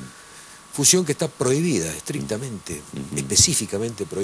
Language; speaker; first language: Spanish; native; Spanish